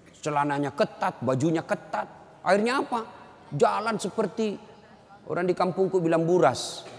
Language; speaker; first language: Indonesian; native; Indonesian